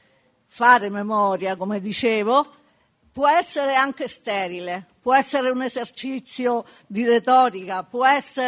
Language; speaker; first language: Italian; native; Italian